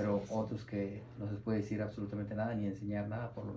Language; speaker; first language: Spanish; native; Spanish